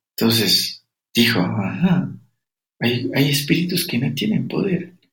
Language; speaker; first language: Spanish; non-native, local second language; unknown